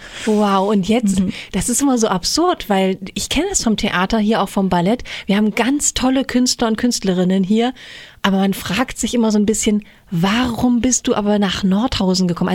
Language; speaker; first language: German; native; German